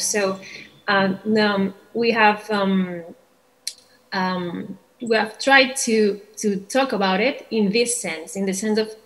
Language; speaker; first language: English; non-native, fluent; Catalan